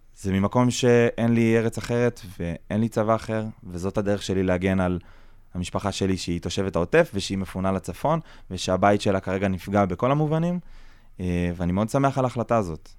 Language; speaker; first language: Hebrew; native; Hebrew